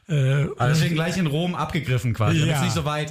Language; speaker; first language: German; native; German